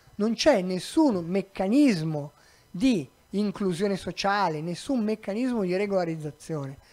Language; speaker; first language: Italian; native; Italian